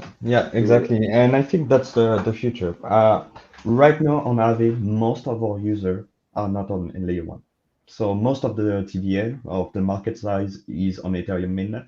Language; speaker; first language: English; non-native, fluent; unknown